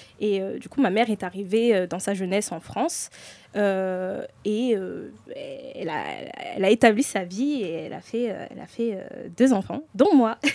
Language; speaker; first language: French; native; French